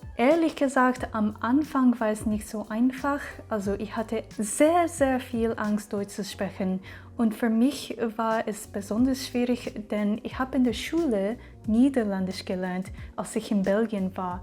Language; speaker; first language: German; non-native, fluent; Japanese